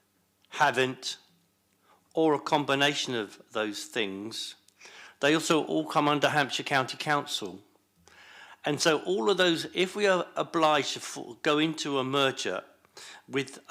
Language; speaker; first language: English; native; English